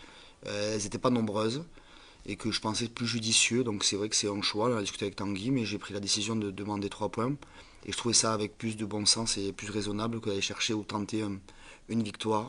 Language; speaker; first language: French; native; French